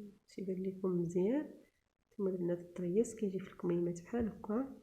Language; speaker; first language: Arabic; native; Arabic